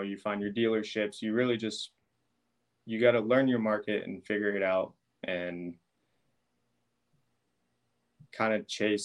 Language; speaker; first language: English; native; English